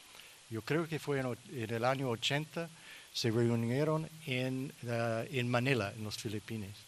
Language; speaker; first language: Spanish; non-native, learner; English